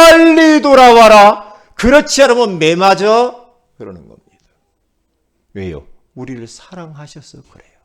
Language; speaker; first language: Korean; native; Korean